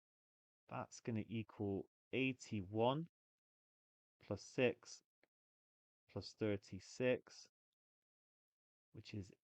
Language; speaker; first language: English; native; English